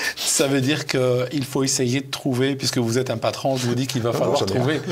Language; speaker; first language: French; non-native, local second language; Arabic